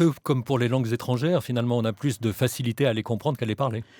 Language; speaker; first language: French; native; French